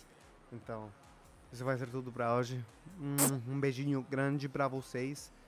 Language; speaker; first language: Portuguese; non-native, fluent; Spanish